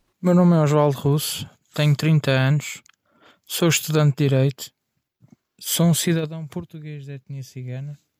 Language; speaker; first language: Portuguese; native; Portuguese